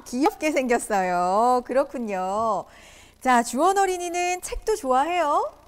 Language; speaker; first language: Korean; native; Korean